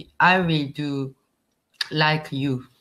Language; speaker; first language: English; non-native, learner; Korean